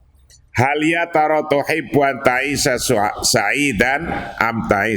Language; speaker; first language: Arabic; non-native, fluent; Indonesian